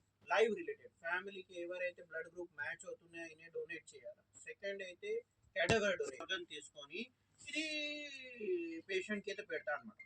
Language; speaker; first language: Telugu; native; Telugu